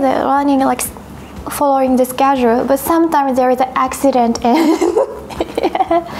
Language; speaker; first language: English; non-native, fluent; Japanese